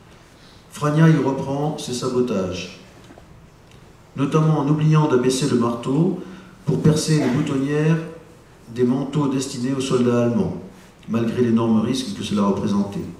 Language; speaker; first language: French; native; French